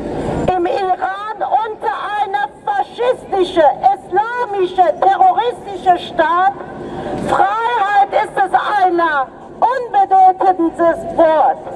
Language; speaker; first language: German; non-native, fluent; Persian